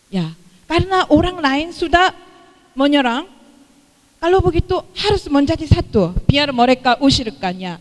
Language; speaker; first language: Indonesian; non-native, fluent; Korean